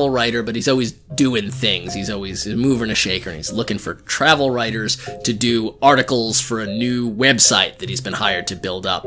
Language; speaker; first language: English; native; English